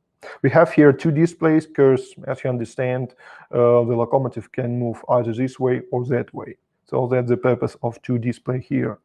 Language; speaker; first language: English; non-native, fluent; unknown